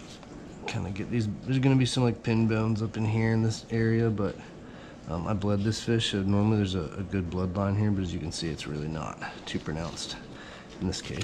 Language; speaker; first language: English; native; English